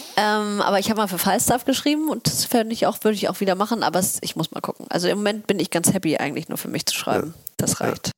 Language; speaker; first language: German; native; German